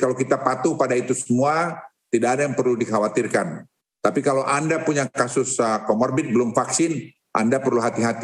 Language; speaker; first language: Indonesian; native; Indonesian